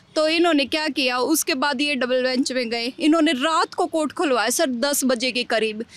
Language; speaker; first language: Hindi; native; Hindi